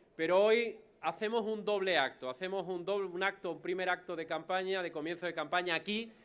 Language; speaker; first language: Spanish; native; Spanish